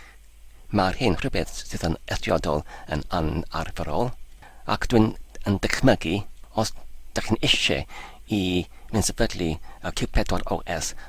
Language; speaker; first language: Welsh; non-native, learner; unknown